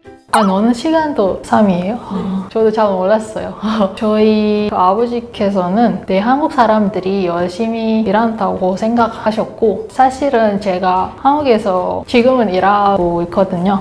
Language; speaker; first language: Korean; non-native, fluent; Indonesian